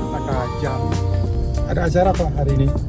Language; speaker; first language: Indonesian; early bilingual, heritage; Dutch